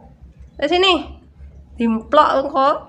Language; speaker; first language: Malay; non-native, local second language; Javanese